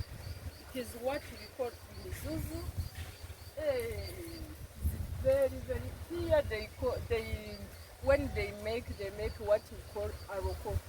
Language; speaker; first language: English; non-native, local second language; Kinyarwanda